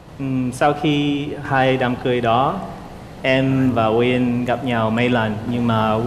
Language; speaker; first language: Vietnamese; non-native, fluent; English